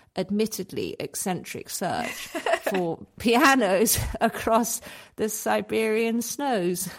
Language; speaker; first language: English; native; English